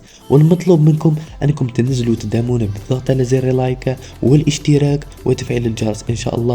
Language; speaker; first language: Arabic; native; Arabic